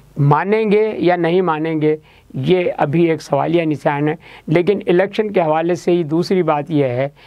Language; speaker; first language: Urdu; native; Urdu